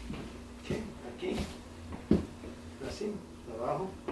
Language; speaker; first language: Spanish; non-native, learner; English